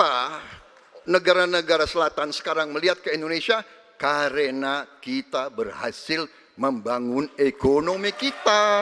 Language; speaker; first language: Indonesian; native; Indonesian